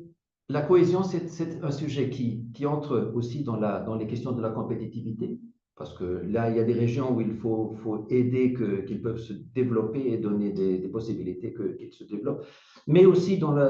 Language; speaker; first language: French; non-native, fluent; German